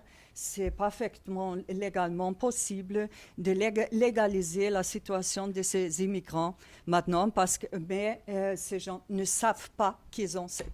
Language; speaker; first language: French; non-native, fluent; Portuguese